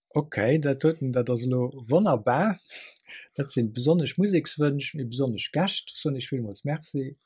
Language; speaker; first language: Luxembourgish; native; Luxembourgish